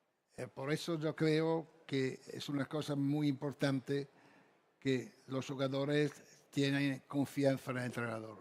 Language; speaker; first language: Spanish; non-native, fluent; Italian